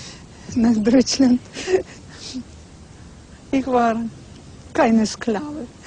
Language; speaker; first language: German; non-native, learner; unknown